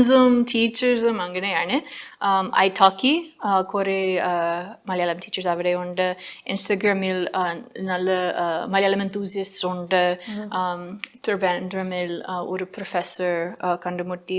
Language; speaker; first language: Malayalam; non-native, learner; English